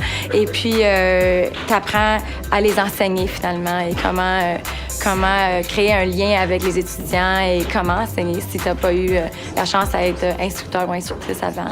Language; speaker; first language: French; native; French